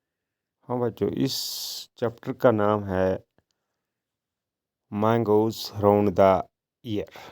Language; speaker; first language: Hindi; non-native, local second language; Kashmiri